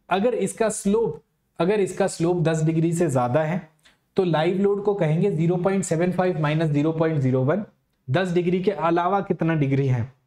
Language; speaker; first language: Hindi; native; Hindi